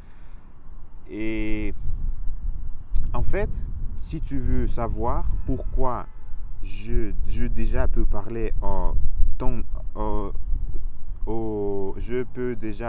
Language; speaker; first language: French; non-native, learner; Russian